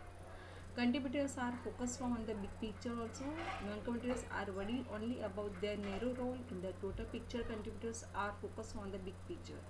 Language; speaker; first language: English; non-native, local second language; Gujarati